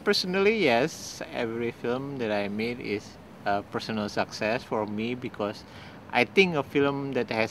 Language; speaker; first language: English; non-native, fluent; Indonesian